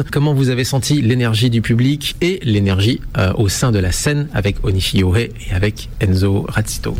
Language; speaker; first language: French; native; French